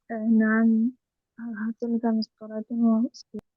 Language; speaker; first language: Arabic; non-native, learner; Urdu